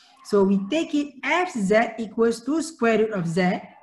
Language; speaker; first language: English; non-native, local second language; Malay